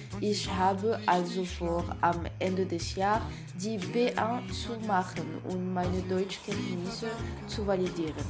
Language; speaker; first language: German; non-native, learner; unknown